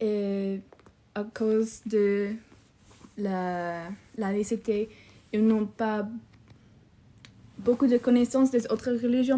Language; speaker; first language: French; non-native, learner; English